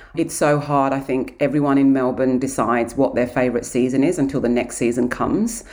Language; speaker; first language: English; native; English